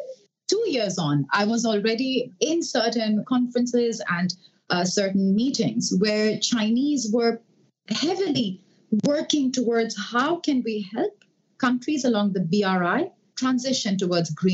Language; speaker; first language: English; non-native, local second language; Urdu